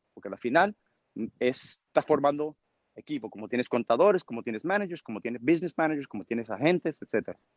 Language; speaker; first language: Spanish; early bilingual, heritage; Spanish